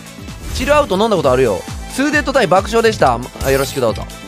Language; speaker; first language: Japanese; native; Japanese